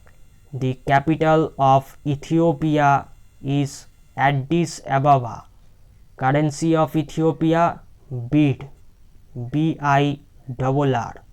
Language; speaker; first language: English; non-native, local second language; Bangla